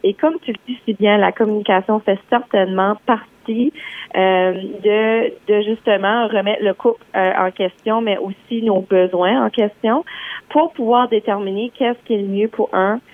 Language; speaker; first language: French; native; French